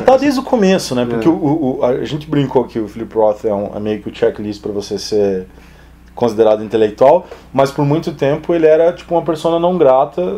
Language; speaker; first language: Portuguese; native; Portuguese